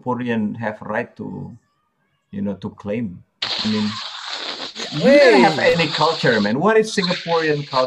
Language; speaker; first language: English; non-native, fluent; Indonesian